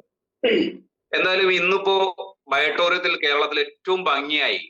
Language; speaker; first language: Malayalam; native; Malayalam